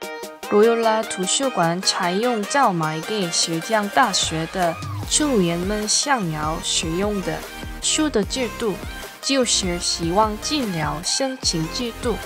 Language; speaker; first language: Chinese; non-native, learner; Korean